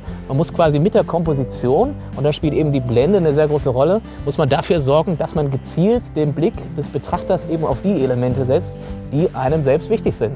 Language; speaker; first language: German; native; German